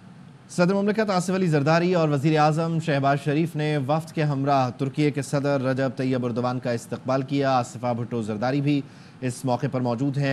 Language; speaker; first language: Urdu; native; Urdu